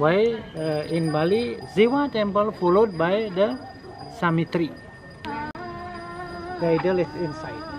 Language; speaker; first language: English; non-native, learner; Indonesian